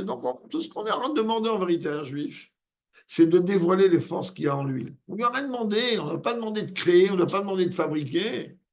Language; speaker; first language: French; native; French